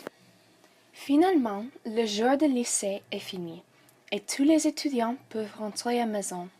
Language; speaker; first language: French; non-native, learner; English